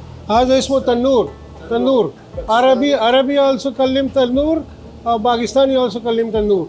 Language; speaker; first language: Arabic; non-native, learner; Urdu